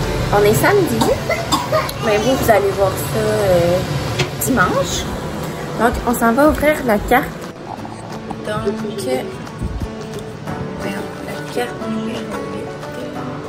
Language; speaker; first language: French; native; French